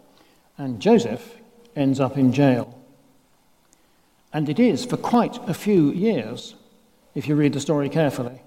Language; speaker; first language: English; native; English